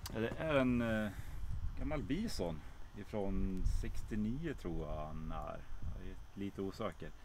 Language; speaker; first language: Swedish; native; Swedish